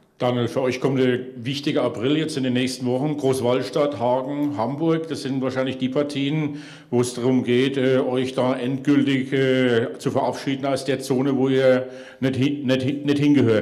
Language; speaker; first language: German; native; German